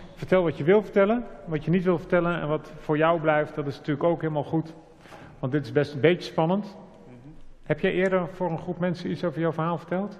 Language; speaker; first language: Dutch; native; Dutch